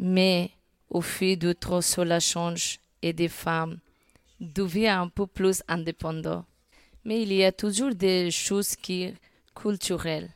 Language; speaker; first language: French; non-native, learner; Bangla